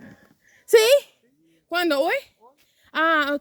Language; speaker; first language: Spanish; non-native, learner; English